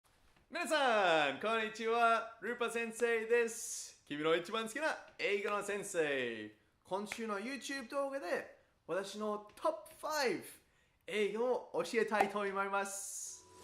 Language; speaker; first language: Japanese; non-native, fluent; English